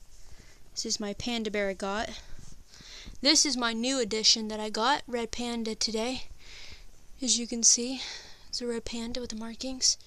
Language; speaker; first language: English; native; English